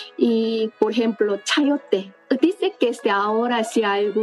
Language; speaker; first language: Spanish; non-native, learner; Korean